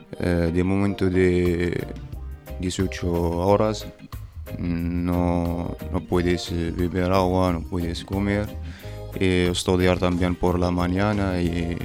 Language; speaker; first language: Spanish; non-native, learner; Berber languages